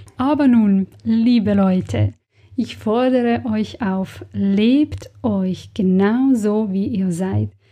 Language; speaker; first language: German; non-native, fluent; Serbian